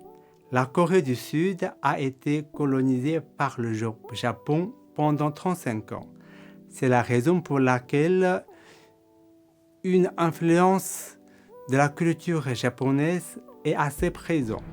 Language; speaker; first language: French; non-native, fluent; Korean